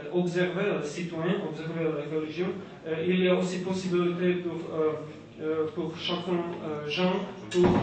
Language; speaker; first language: French; non-native, learner; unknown